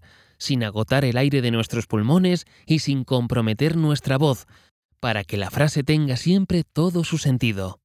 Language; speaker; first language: Spanish; native; Spanish